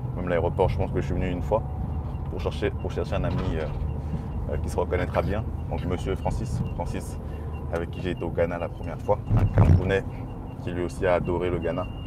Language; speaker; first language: French; native; French